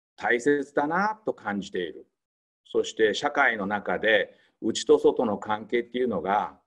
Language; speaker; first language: Japanese; native; Japanese